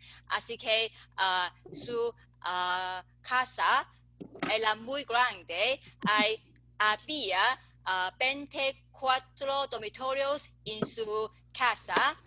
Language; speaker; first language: Spanish; non-native, learner; English